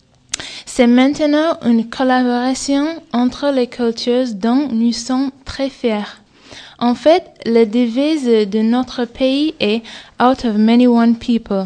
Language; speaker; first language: French; non-native, fluent; English